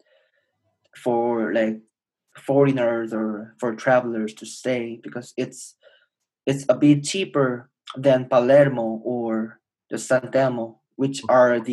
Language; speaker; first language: English; non-native, fluent; Korean